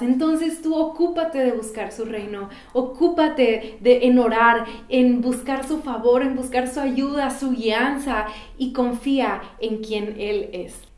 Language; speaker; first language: Spanish; native; Spanish